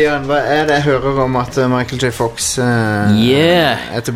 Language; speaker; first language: Norwegian; native; Norwegian